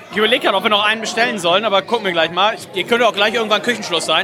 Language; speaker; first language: German; native; German